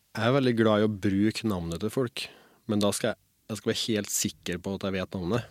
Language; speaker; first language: Norwegian; native; Norwegian